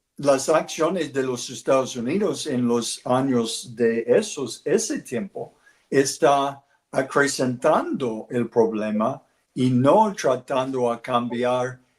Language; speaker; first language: Spanish; non-native, learner; English